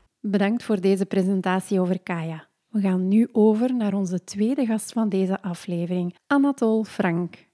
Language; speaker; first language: Dutch; non-native, local second language; French